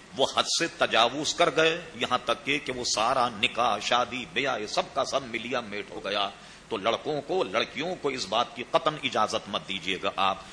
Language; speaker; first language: Urdu; native; Urdu